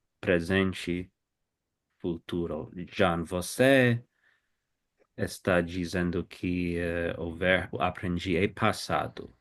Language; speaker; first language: Portuguese; non-native, learner; English